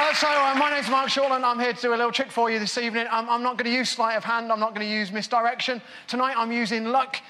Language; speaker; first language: English; native; English